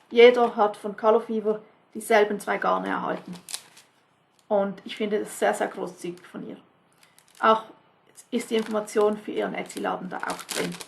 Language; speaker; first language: German; non-native, fluent; English